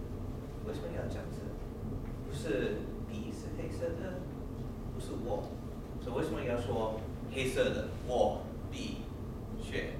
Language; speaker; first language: Chinese; non-native, learner; English